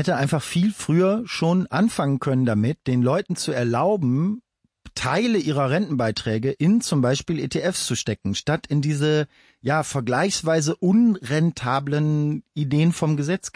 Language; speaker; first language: German; native; German